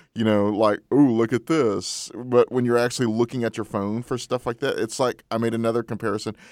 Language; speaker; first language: English; native; English